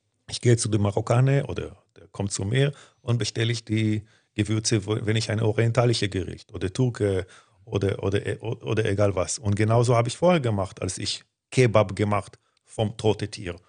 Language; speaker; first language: German; non-native, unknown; Hebrew